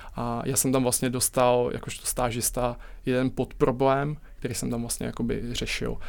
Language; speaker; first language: Czech; native; Czech